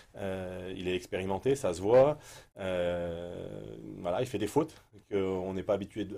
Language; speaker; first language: French; native; French